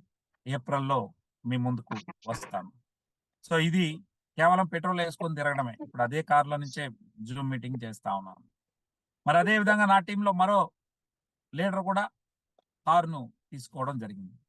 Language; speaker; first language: Telugu; native; Telugu